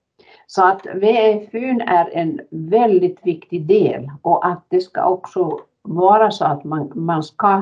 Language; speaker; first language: Swedish; non-native, fluent; Finnish